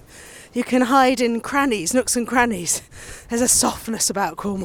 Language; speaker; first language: English; native; English